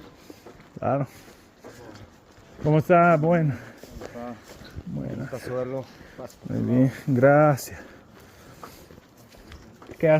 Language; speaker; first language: Spanish; non-native, learner; English